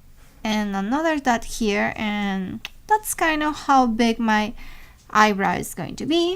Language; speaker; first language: English; non-native, fluent; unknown